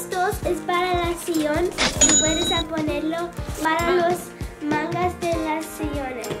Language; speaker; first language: Spanish; early bilingual, heritage; Spanish